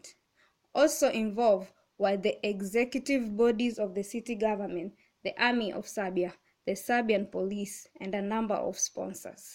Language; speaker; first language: English; non-native, local second language; Kamba